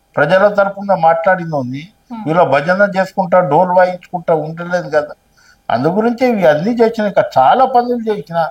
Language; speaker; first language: Telugu; non-native, local second language; Lambadi